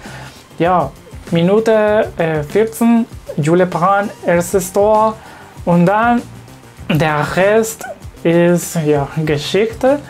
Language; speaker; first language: German; non-native, learner; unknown